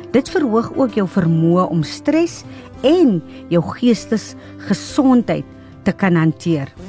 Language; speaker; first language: Afrikaans; native; Afrikaans